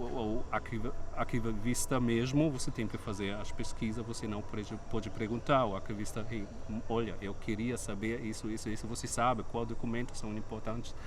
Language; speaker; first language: Portuguese; non-native, fluent; German